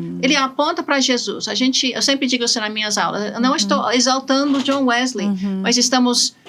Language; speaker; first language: Portuguese; non-native, fluent; English